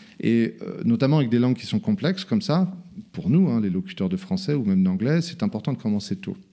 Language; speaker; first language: French; native; French